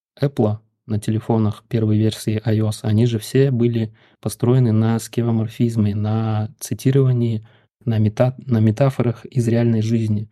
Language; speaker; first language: Russian; native; Russian